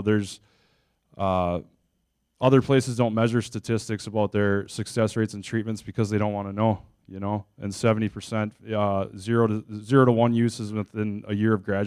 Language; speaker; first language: English; native; English